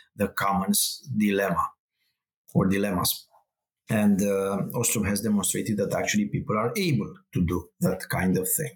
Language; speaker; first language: English; non-native, fluent; Romanian